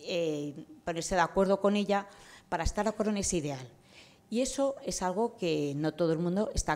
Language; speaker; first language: Spanish; native; Spanish